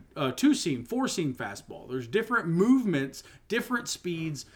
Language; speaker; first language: English; native; English